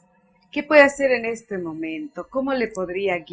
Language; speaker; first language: Spanish; native; Spanish